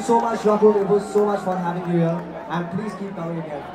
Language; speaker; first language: English; non-native, local second language; Hindi